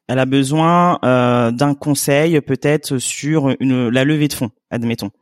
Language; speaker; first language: French; native; French